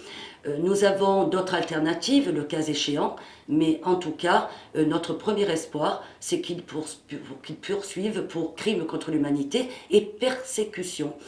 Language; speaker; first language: French; native; French